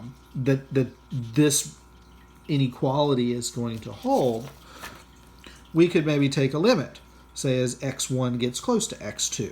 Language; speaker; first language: English; native; English